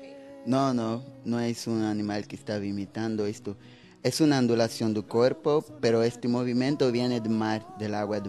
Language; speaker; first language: Spanish; non-native, fluent; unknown